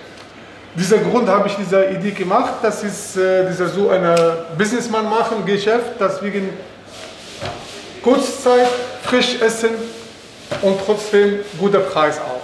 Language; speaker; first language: German; non-native, learner; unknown